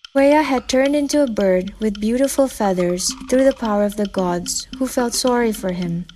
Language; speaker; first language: English; non-native, fluent; Indonesian